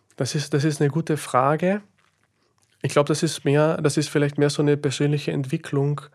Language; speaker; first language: German; native; German